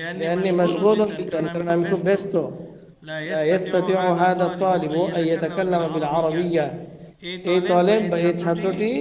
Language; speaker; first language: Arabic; non-native, fluent; Bangla